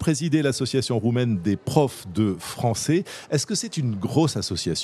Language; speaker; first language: French; native; French